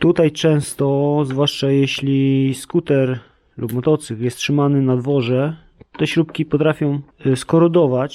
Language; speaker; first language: Polish; native; Polish